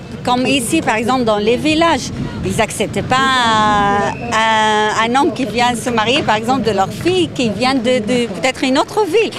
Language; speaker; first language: French; non-native, fluent; Arabic